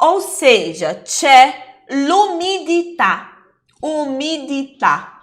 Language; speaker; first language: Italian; non-native, fluent; Portuguese